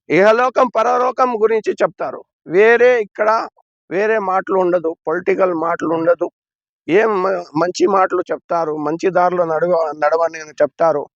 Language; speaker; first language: Telugu; non-native, local second language; Urdu